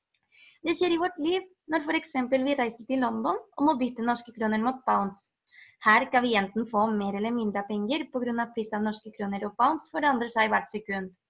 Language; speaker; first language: Norwegian; non-native, fluent; Spanish